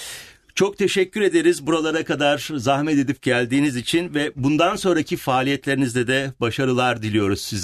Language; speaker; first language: Turkish; native; Turkish